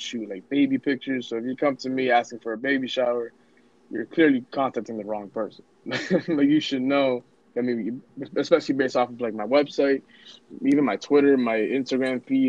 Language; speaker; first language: English; early bilingual, other home language; Spanish